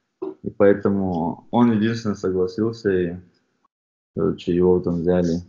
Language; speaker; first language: Russian; non-native, fluent; Chechen